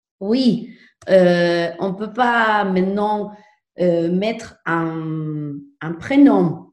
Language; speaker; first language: French; non-native, learner; Spanish